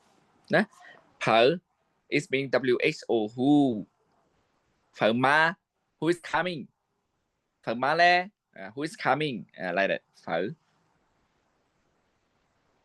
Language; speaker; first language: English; non-native, learner; Shan